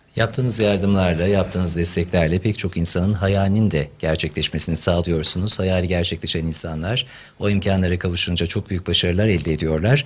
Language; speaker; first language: Turkish; native; Turkish